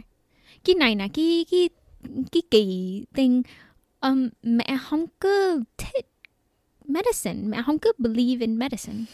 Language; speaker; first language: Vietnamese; early bilingual, heritage; Vietnamese